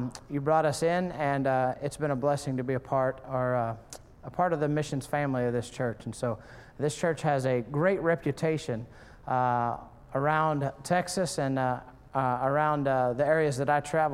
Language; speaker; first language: English; native; English